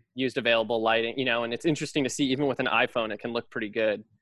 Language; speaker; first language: English; native; English